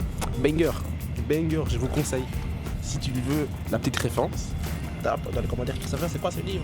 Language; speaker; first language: French; native; French